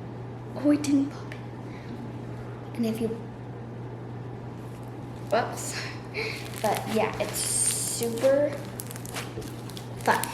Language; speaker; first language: English; native; English